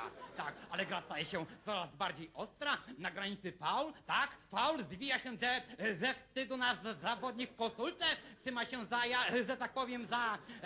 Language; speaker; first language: Polish; native; Polish